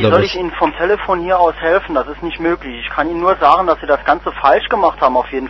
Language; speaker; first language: German; native; German